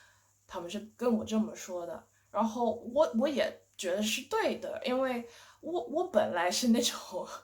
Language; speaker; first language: Chinese; non-native, fluent; English